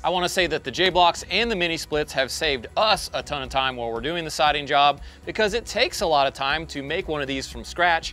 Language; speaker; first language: English; native; English